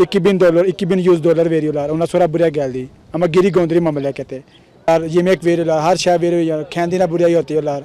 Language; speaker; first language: Turkish; non-native, learner; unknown